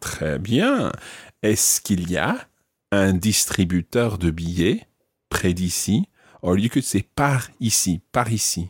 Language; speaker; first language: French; non-native, fluent; English